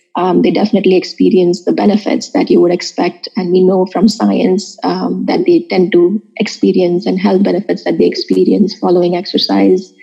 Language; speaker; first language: English; non-native, local second language; Marathi